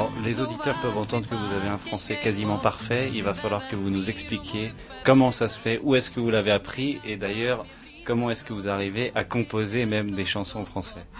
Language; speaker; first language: French; native; French